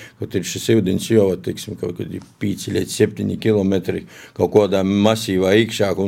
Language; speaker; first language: Latvian; native; Latvian